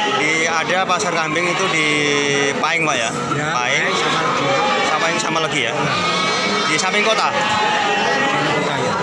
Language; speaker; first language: Indonesian; non-native, local second language; Javanese